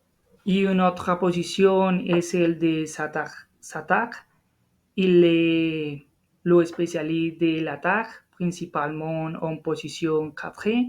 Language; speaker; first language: French; non-native, learner; Spanish